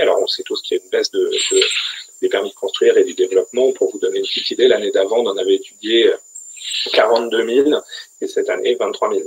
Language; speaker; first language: French; native; French